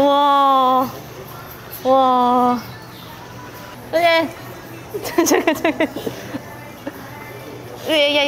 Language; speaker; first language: Chinese; non-native, learner; Korean